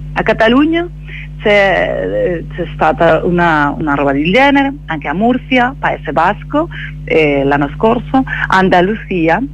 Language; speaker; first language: Italian; non-native, fluent; Spanish